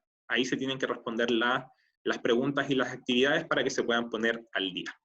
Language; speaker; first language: Spanish; native; Spanish